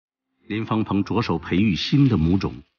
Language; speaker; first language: Chinese; native; Chinese